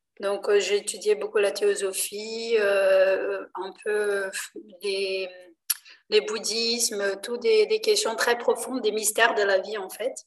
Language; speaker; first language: French; non-native, fluent; Portuguese